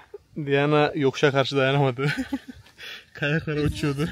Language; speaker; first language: Turkish; native; Turkish